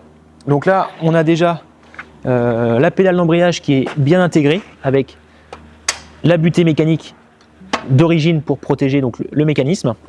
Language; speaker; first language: French; native; French